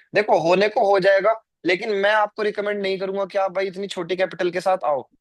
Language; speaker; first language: Hindi; native; Hindi